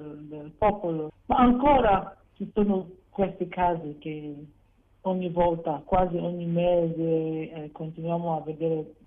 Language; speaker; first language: Italian; non-native, fluent; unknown